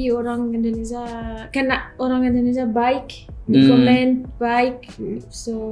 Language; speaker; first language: Indonesian; non-native, learner; French